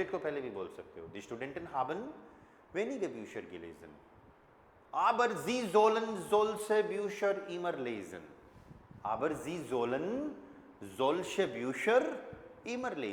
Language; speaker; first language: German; non-native, fluent; Hindi